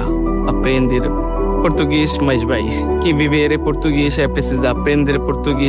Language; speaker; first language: Portuguese; non-native, learner; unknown